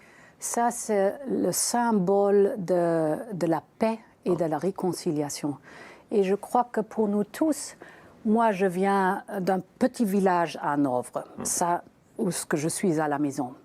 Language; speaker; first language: French; non-native, fluent; German